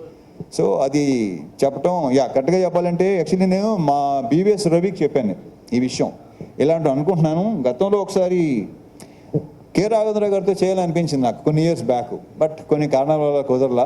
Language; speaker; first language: Telugu; native; Telugu